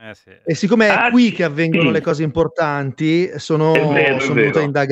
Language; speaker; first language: Italian; native; Italian